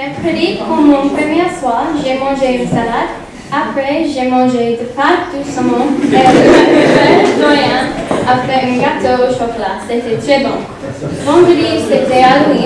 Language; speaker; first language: French; non-native, learner; English